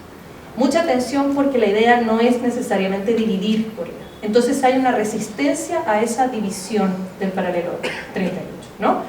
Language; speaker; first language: Spanish; native; Spanish